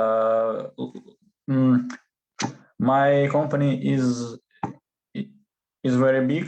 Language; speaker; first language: English; non-native, learner; Russian